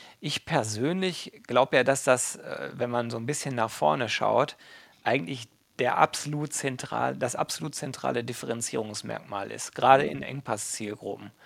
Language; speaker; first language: German; native; German